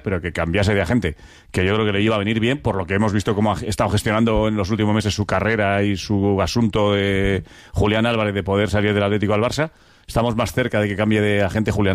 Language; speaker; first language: Spanish; native; Spanish